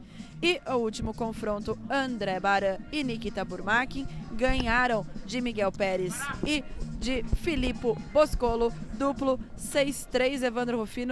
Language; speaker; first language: Portuguese; native; Portuguese